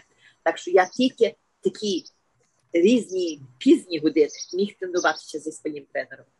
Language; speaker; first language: Ukrainian; early bilingual, heritage; Ukrainian